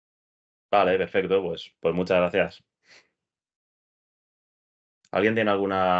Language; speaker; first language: Spanish; native; Spanish